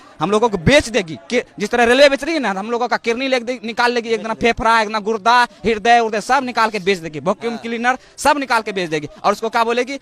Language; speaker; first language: Hindi; native; Hindi